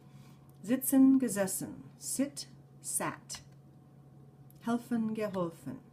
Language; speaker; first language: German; non-native, fluent; English